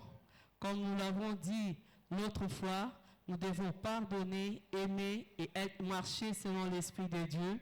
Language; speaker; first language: French; non-native, local second language; Lingala